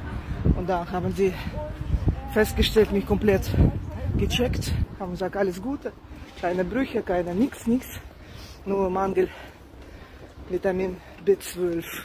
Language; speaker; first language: German; non-native, fluent; Russian